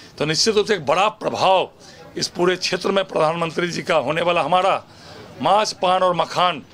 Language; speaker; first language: Hindi; native; Hindi